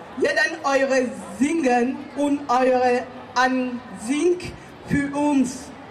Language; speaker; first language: German; non-native, learner; French